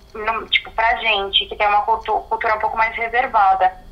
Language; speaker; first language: Portuguese; early bilingual, other home language; Arabic